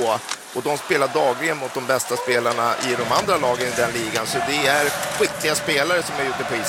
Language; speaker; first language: Swedish; native; Swedish